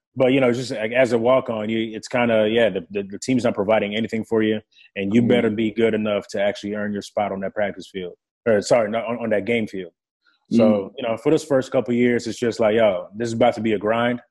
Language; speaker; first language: English; early bilingual, other home language; French